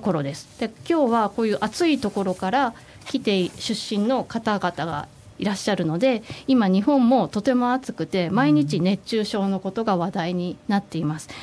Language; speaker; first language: Japanese; native; Japanese